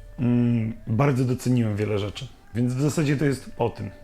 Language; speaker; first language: Polish; native; Polish